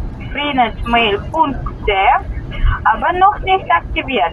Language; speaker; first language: German; non-native, learner; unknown